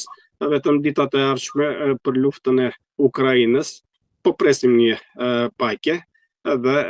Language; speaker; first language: Albanian; non-native, fluent; Turkish